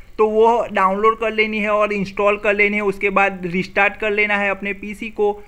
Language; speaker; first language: Hindi; non-native, local second language; Gujarati